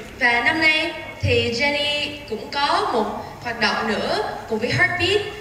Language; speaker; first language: Vietnamese; early bilingual, heritage; Vietnamese